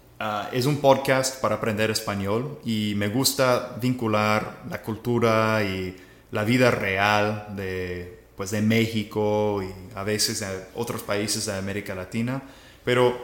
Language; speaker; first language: Spanish; non-native, fluent; English